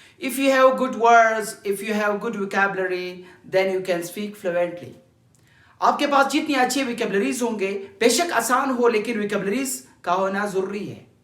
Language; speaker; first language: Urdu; non-native, local second language; Pashto